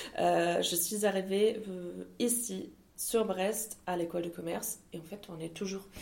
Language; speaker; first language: French; non-native, fluent; German